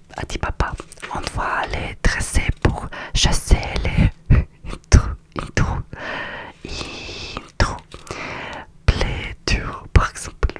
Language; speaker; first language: French; non-native, learner; Russian